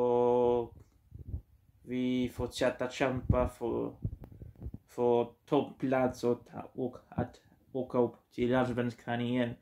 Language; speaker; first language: Swedish; non-native, learner; Portuguese